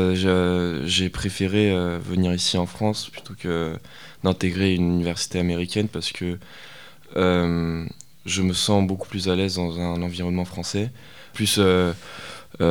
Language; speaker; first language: French; non-native, fluent; Greek